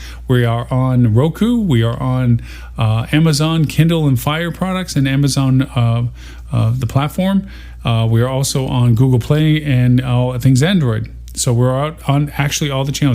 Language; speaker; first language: English; native; English